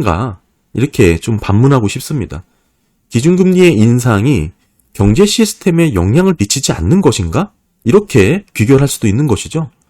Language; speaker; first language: Korean; native; Korean